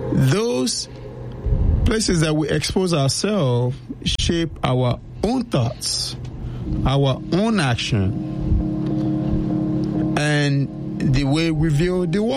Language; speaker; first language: English; non-native, local second language; Yoruba